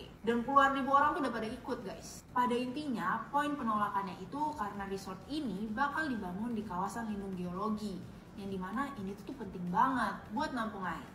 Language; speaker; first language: Indonesian; native; Indonesian